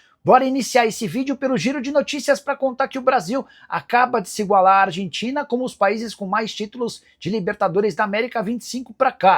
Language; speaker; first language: Portuguese; native; Portuguese